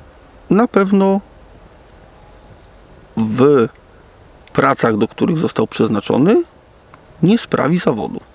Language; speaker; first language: Polish; native; Polish